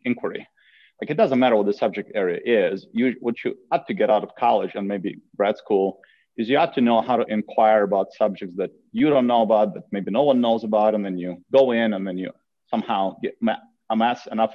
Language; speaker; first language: English; non-native, fluent; Russian